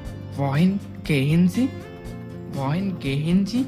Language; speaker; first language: German; non-native, learner; Bangla